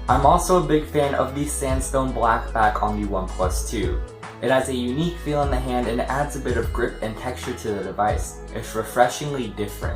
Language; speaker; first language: English; native; English